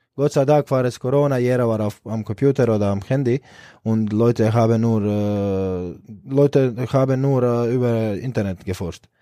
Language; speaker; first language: German; non-native, fluent; Croatian